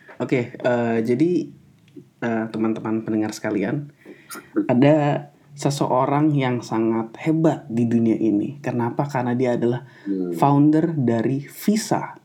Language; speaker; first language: Indonesian; native; Indonesian